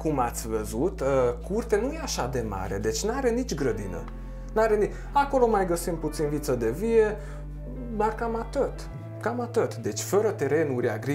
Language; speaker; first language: Romanian; non-native, local second language; Hungarian